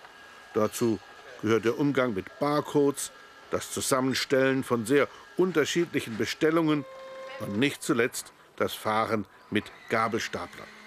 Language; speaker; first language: German; native; German